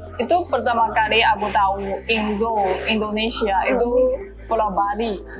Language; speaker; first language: Indonesian; non-native, fluent; Chinese